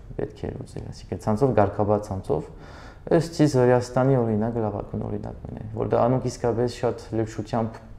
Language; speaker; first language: Armenian; early bilingual, heritage; Armenian